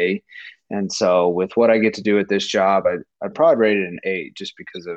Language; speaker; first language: English; native; English